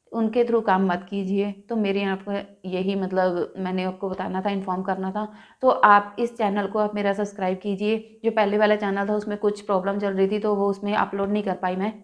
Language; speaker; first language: Hindi; non-native, local second language; Punjabi